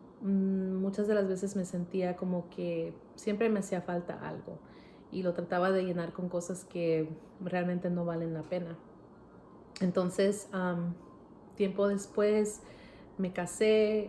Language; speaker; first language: Spanish; early bilingual, heritage; Spanish